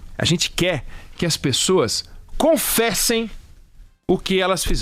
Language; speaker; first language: Portuguese; native; Portuguese